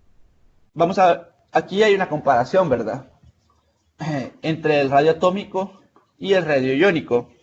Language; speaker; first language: Spanish; native; Spanish